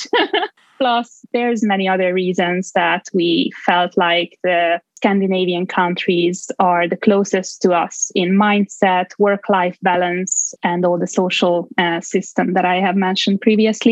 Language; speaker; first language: English; non-native, fluent; Hungarian